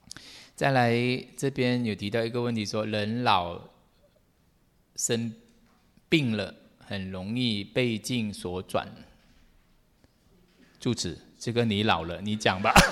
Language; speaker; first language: Chinese; native; Chinese